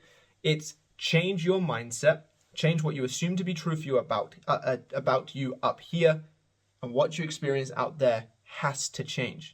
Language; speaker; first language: English; native; English